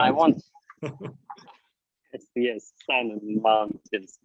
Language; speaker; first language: English; non-native, learner; Russian